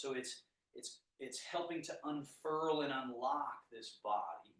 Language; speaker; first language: English; native; English